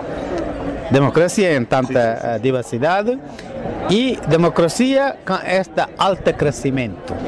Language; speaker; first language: Spanish; non-native, fluent; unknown